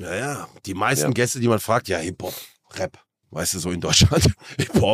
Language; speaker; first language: German; native; German